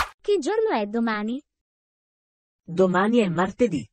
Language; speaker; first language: Italian; non-native, fluent; Sinhala